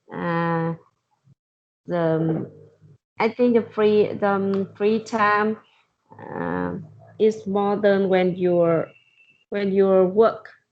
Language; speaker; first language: English; non-native, learner; Vietnamese